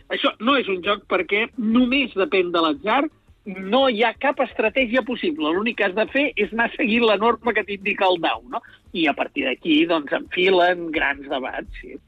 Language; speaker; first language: Catalan; native; Catalan